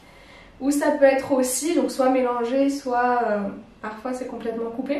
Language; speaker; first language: French; native; French